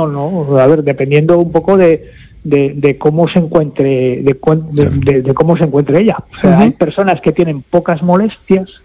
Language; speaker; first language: Spanish; native; Spanish